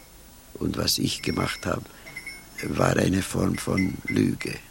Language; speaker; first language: German; non-native, fluent; Hungarian